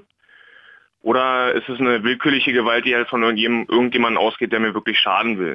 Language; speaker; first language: German; native; German